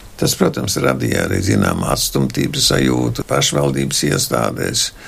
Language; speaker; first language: Latvian; non-native, local second language; German